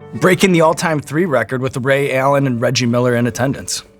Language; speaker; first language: English; native; English